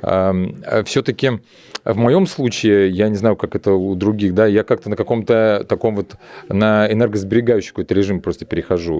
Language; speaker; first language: Russian; native; Russian